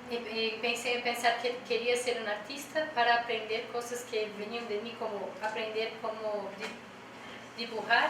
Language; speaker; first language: Spanish; non-native, learner; Portuguese